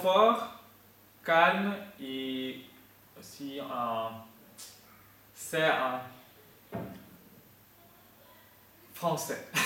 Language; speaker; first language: French; non-native, fluent; Ukrainian